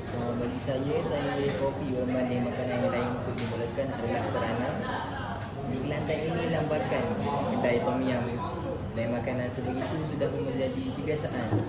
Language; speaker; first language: Malay; native; Malay